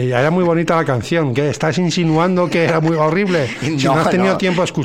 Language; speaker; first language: Spanish; native; Spanish